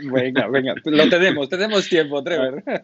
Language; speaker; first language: Spanish; native; Spanish